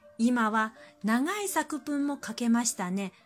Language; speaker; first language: Japanese; non-native, fluent; Chinese